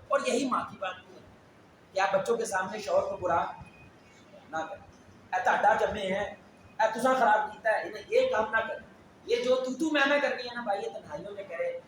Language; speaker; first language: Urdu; non-native, local second language; Punjabi